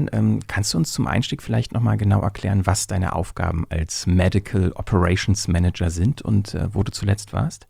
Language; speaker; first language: German; native; German